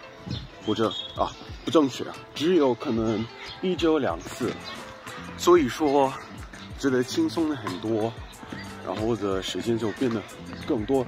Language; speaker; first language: Chinese; non-native, fluent; English